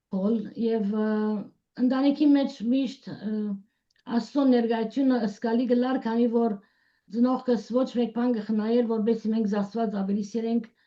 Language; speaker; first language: Armenian; early bilingual, heritage; Armenian